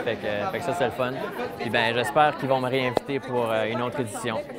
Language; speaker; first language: French; native; French